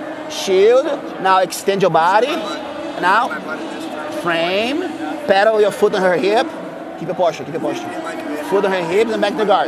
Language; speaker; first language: English; non-native, fluent; Portuguese